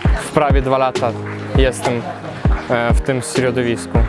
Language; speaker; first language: Polish; early bilingual, heritage; Polish